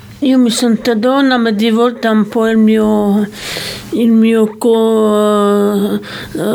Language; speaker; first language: Italian; non-native, learner; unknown